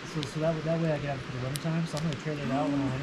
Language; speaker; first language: English; native; English